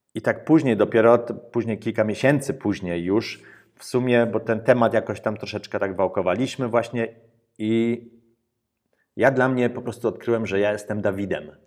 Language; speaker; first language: Polish; early bilingual, heritage; Polish